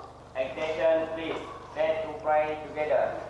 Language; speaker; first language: English; non-native, learner; Indonesian